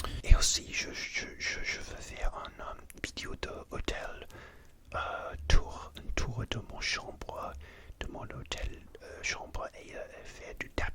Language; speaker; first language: French; non-native, learner; English